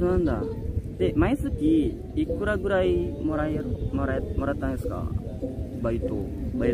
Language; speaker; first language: Japanese; non-native, learner; Indonesian